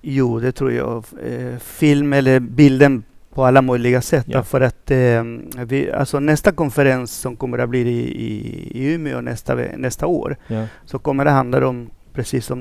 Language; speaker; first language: Swedish; non-native, fluent; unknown